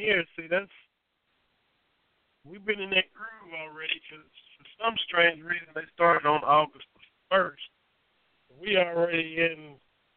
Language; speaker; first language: English; native; English